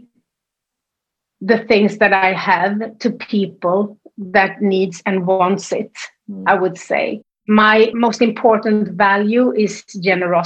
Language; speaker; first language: English; non-native, fluent; Swedish